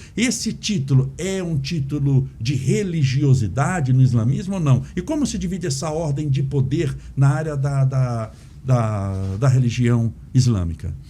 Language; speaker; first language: Portuguese; native; Portuguese